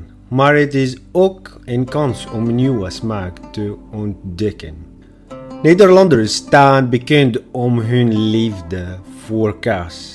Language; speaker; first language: Dutch; non-native, fluent; Arabic